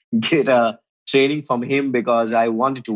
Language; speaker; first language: English; non-native, local second language; Bangla